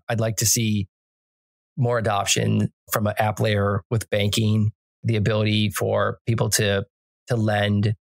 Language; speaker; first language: English; native; English